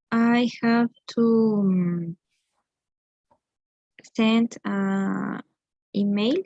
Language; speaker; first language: English; non-native, learner; Spanish